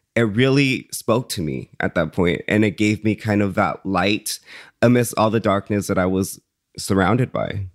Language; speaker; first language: English; early bilingual, other home language; Spanish